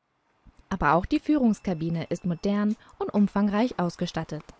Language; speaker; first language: German; native; German